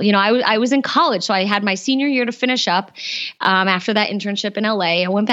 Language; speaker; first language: English; native; English